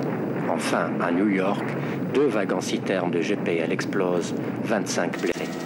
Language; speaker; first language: French; non-native, local second language; Arabic